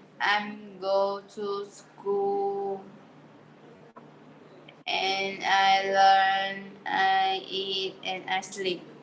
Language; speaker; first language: English; non-native, learner; Vietnamese